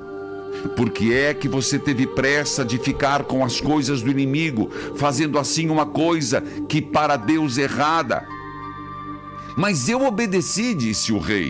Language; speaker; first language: Portuguese; native; Portuguese